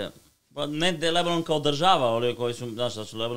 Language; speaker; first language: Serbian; non-native, learner; Bulgarian